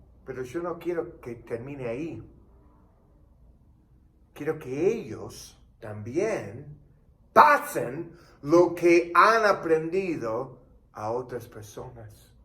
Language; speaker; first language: Spanish; non-native, fluent; English